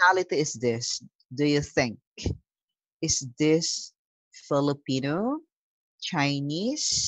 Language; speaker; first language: English; non-native, local second language; Filipino